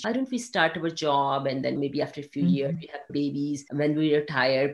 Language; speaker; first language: English; non-native, local second language; Urdu